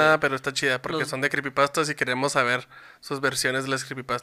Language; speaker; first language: Spanish; native; Spanish